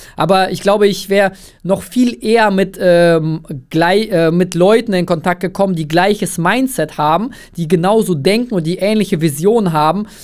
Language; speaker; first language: German; early bilingual, other home language; Russian